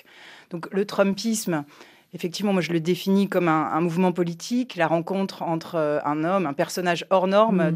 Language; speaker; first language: French; native; French